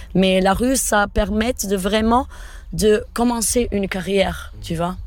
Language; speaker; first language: French; non-native, fluent; Portuguese